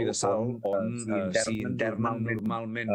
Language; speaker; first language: Catalan; native; Catalan